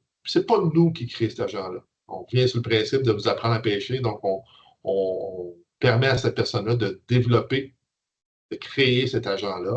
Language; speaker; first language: French; native; French